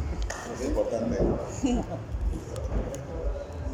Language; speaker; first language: Spanish; native; Spanish